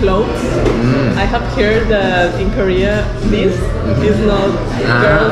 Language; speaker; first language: English; non-native, learner; Spanish